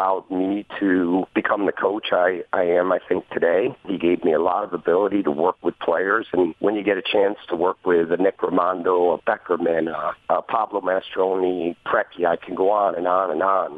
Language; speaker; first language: English; native; English